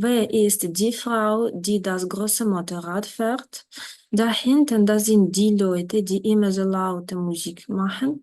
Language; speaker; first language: German; non-native, fluent; Ukrainian